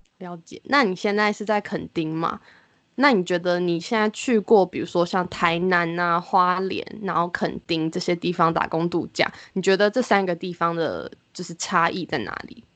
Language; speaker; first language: Chinese; native; Chinese